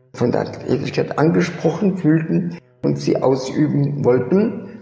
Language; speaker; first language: German; early bilingual, other home language; French